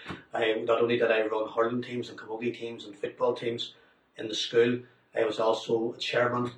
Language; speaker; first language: English; native; English